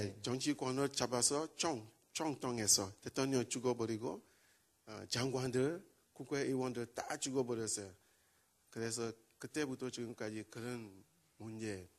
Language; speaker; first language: Korean; non-native, learner; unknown